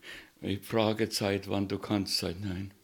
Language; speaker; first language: German; non-native, fluent; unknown